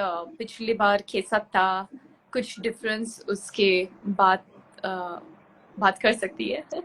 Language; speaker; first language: Hindi; non-native, local second language; Tulu